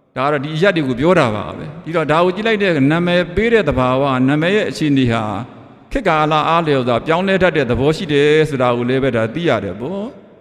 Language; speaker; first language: Burmese; native; Burmese